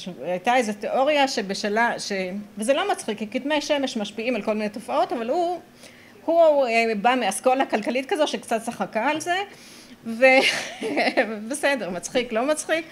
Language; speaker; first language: Hebrew; native; Hebrew